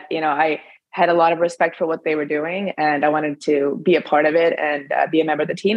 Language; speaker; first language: English; native; English